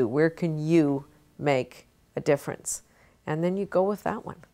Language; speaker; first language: English; native; English